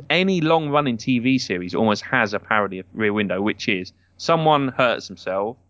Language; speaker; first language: English; native; English